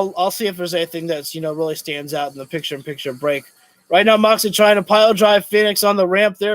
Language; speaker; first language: English; native; English